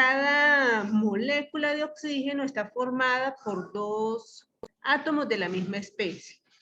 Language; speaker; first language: Spanish; native; Spanish